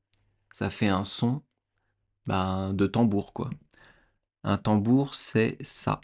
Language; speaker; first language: French; native; French